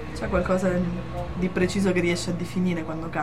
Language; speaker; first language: Italian; native; Italian